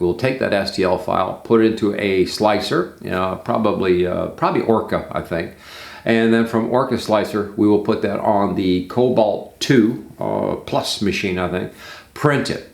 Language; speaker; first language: English; native; English